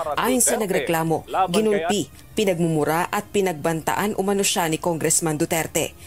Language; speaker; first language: Filipino; native; Filipino